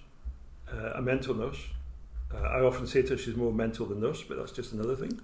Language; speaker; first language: English; native; English